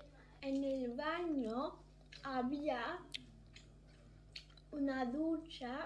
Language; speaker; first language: Spanish; early bilingual, heritage; German